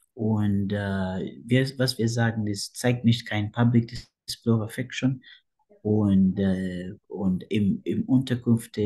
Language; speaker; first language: German; non-native, fluent; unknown